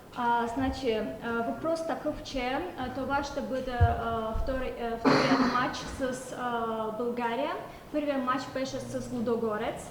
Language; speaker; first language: Bulgarian; non-native, learner; Azerbaijani